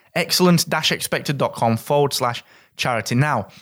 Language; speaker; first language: English; native; English